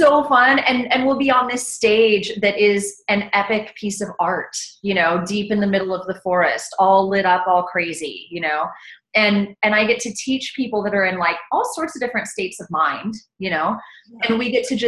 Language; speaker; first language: English; native; English